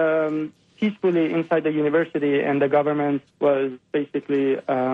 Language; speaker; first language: English; non-native, fluent; Persian